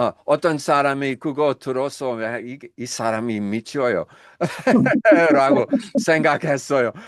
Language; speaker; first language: Korean; non-native, learner; English